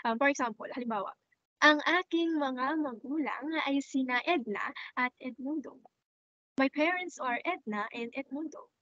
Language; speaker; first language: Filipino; non-native, local second language; Hiligaynon